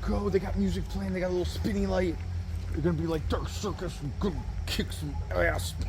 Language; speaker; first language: English; native; English